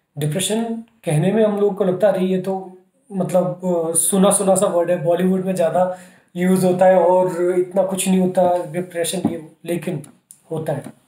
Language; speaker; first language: Hindi; native; Hindi